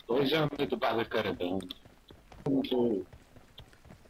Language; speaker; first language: Arabic; native; Arabic